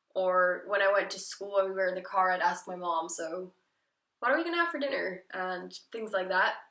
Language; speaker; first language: English; non-native, fluent; Dutch